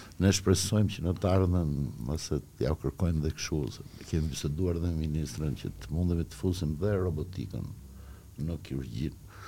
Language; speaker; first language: Albanian; native; Albanian